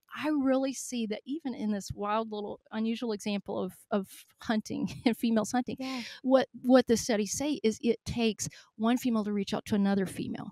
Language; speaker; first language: English; native; English